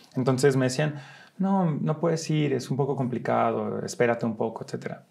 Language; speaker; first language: Spanish; early bilingual, heritage; Spanish